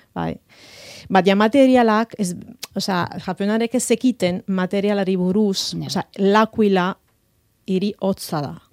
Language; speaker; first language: Basque; non-native, fluent; Italian